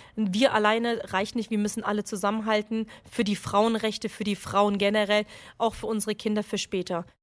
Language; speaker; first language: German; early bilingual, other home language; Kurdish